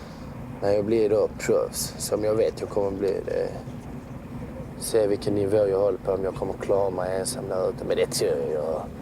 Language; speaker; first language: Swedish; early bilingual, other home language; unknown